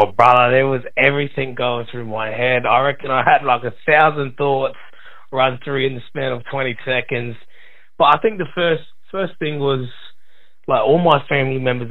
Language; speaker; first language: English; native; English